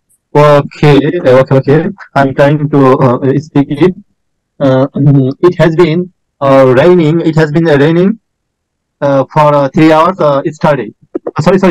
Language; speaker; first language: English; non-native, learner; Bangla